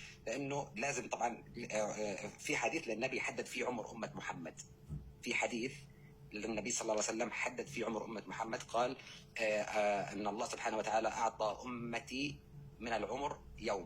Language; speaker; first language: Arabic; native; Arabic